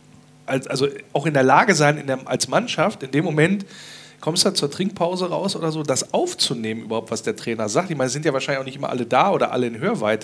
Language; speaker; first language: German; native; German